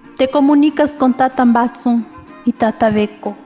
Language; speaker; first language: Spanish; non-native, local second language; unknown